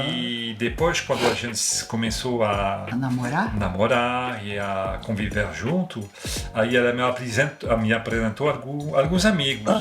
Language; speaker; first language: Portuguese; non-native, fluent; French